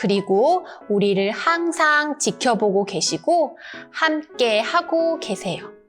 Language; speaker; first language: Korean; native; Korean